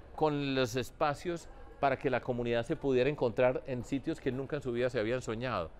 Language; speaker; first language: Spanish; native; Spanish